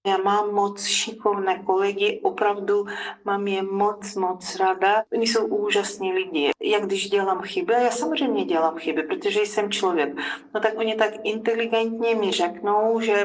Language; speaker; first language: Czech; non-native, fluent; Ukrainian